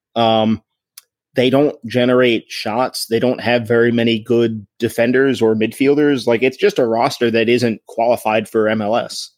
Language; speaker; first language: English; native; English